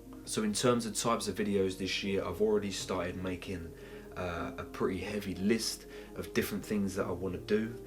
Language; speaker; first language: English; native; English